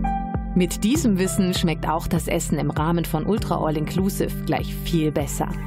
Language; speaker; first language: German; native; German